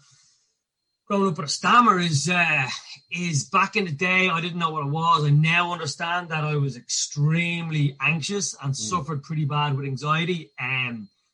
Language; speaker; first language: English; native; English